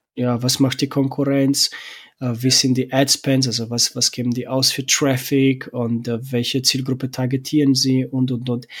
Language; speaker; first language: German; non-native, fluent; Romanian